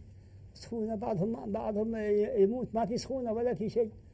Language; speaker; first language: Arabic; native; Arabic